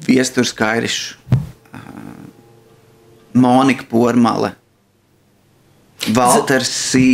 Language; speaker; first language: Russian; non-native, local second language; Latvian